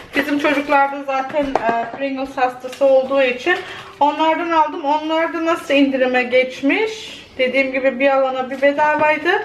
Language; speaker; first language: Turkish; early bilingual, other home language; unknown